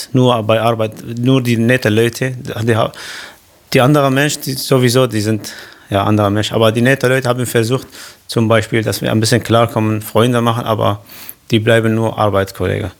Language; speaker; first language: German; non-native, learner; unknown